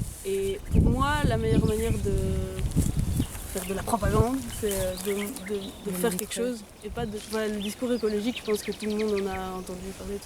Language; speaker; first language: French; native; French